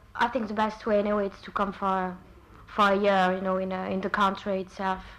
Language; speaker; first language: English; non-native, fluent; French